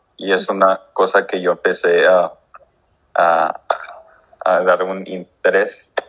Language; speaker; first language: Spanish; early bilingual, heritage; English